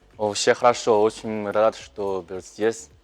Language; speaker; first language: Russian; non-native, learner; Chinese